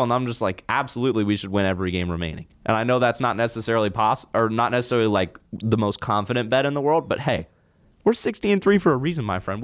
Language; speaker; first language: English; native; English